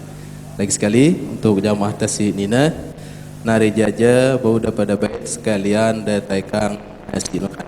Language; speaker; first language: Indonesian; non-native, local second language; Sasak